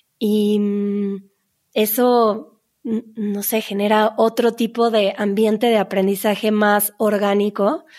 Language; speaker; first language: Spanish; native; Spanish